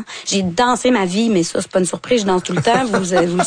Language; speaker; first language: French; native; French